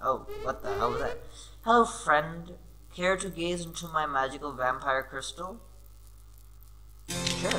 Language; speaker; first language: English; non-native, local second language; Urdu